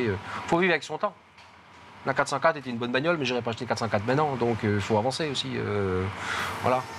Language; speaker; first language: French; native; French